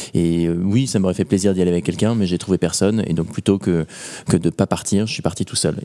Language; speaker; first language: French; native; French